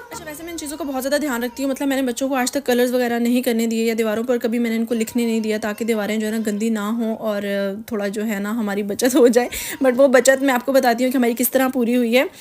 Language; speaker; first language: Urdu; native; Urdu